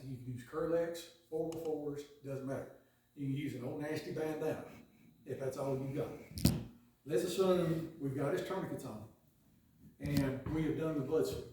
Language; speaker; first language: English; native; English